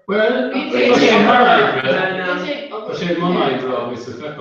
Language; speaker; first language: Irish; non-native, learner; English